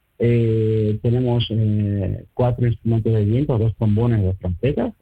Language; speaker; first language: Spanish; native; Spanish